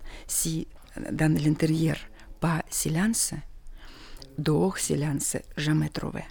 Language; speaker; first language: French; non-native, learner; Russian